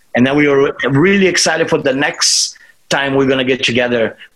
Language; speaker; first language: English; non-native, fluent; Portuguese